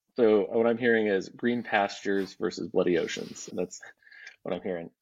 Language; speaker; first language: English; native; English